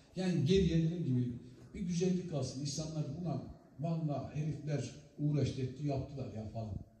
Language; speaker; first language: Turkish; native; Turkish